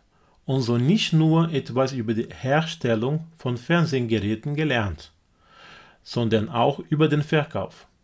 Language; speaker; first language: German; non-native, fluent; Portuguese